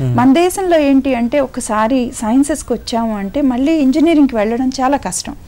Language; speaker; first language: Telugu; native; Telugu